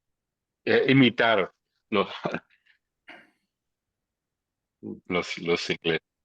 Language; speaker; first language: Spanish; early bilingual, heritage; English